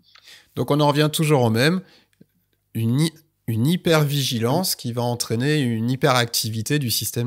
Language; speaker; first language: French; native; French